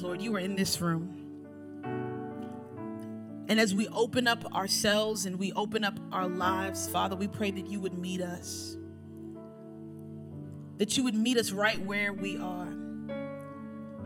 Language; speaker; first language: English; native; English